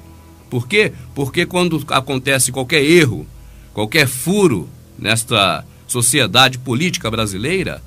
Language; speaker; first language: Portuguese; native; Portuguese